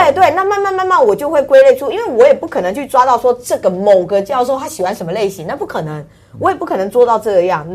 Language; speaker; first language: Chinese; non-native, local second language; Hakka Chinese